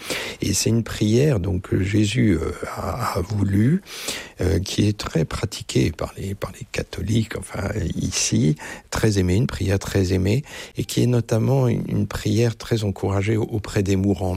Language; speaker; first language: French; native; French